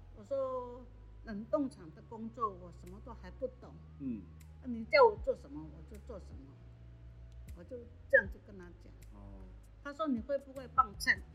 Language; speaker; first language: Chinese; non-native, local second language; Amis